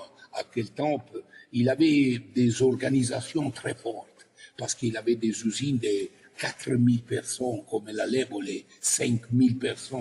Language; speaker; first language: French; non-native, learner; Italian